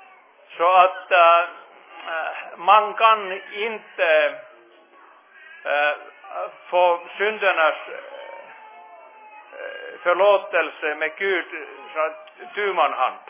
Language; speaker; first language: Swedish; non-native, fluent; Finnish